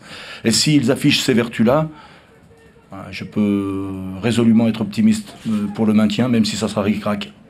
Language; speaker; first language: French; native; French